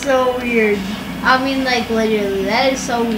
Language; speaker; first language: English; native; English